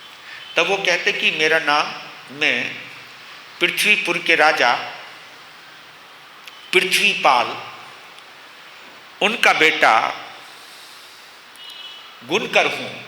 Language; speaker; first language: Hindi; native; Hindi